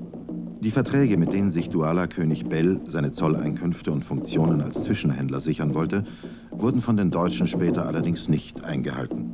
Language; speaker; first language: German; native; German